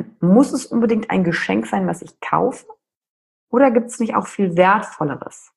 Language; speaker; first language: German; native; German